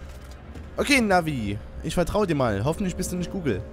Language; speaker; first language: German; native; German